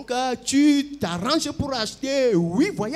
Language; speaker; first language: French; non-native, local second language; Ewe